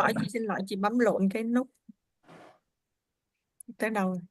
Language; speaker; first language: Vietnamese; native; Vietnamese